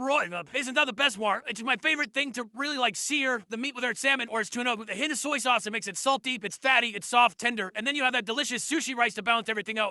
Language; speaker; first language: English; native; English